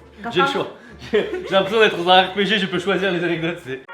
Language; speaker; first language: French; native; French